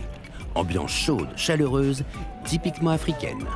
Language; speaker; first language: French; native; French